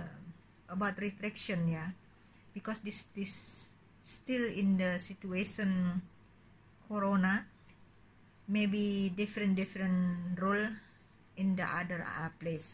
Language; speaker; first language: English; non-native, learner; Indonesian